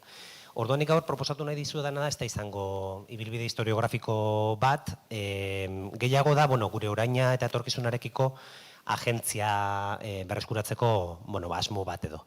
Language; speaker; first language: Basque; native; Basque